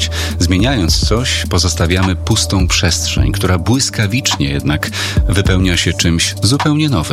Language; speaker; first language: Polish; native; Polish